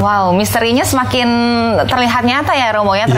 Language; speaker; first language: Indonesian; native; Indonesian